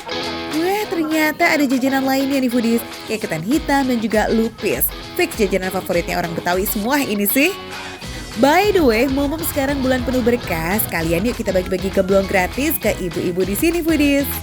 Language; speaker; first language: Indonesian; native; Indonesian